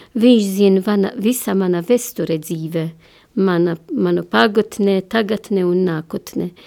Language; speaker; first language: Latvian; non-native, learner; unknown